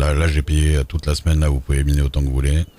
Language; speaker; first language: French; native; French